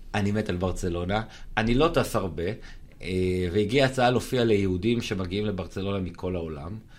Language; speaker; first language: Hebrew; native; Hebrew